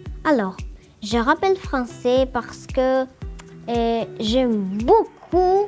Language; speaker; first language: French; non-native, learner; Greek